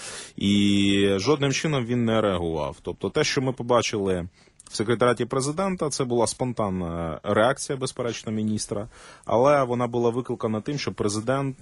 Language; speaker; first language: Ukrainian; native; Ukrainian